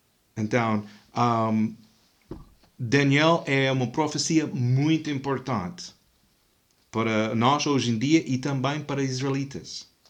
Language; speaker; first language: Portuguese; non-native, fluent; English